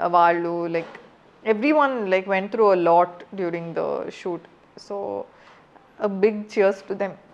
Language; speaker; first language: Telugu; non-native, fluent; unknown